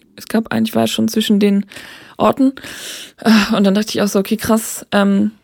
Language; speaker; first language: German; native; German